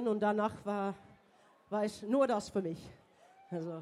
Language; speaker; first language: German; non-native, learner; English